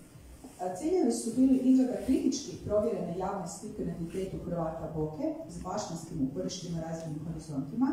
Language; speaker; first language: Croatian; native; Croatian